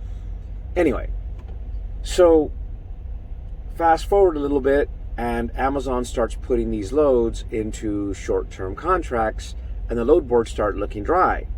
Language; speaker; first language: English; native; English